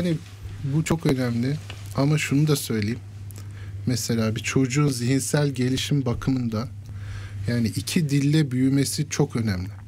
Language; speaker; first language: Turkish; native; Turkish